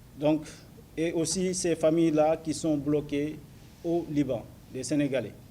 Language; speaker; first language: French; non-native, local second language; Wolof